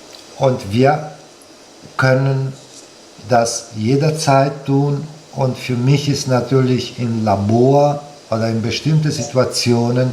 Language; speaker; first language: German; non-native, fluent; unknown